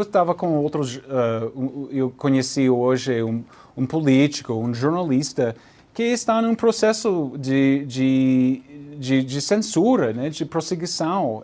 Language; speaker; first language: Portuguese; non-native, learner; English